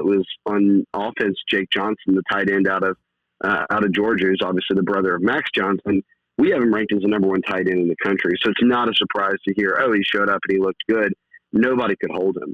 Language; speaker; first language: English; native; English